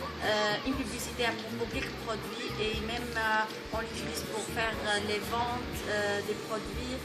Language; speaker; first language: French; non-native, local second language; Arabic